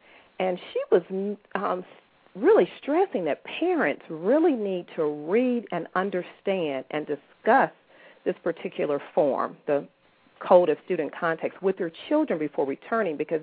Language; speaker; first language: English; native; English